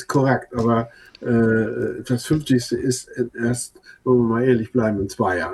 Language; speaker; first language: German; non-native, local second language; Low German